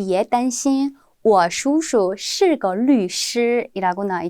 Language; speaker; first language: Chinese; non-native, fluent; Korean